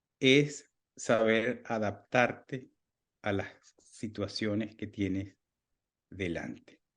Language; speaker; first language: Spanish; native; Spanish